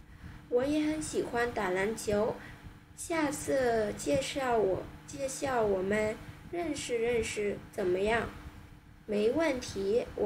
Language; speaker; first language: Chinese; non-native, learner; Vietnamese